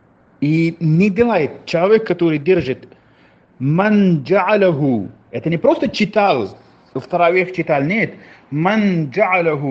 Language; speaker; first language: Russian; non-native, fluent; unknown